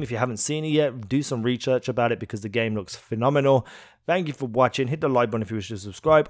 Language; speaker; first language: English; native; English